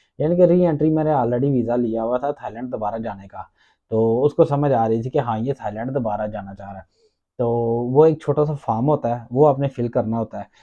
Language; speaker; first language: Urdu; non-native, local second language; Punjabi